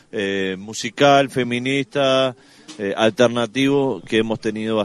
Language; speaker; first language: Spanish; native; Spanish